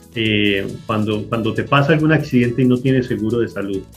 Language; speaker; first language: Spanish; native; Spanish